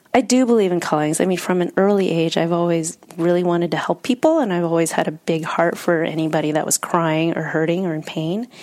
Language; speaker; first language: English; native; English